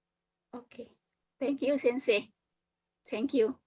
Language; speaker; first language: English; non-native, learner; Indonesian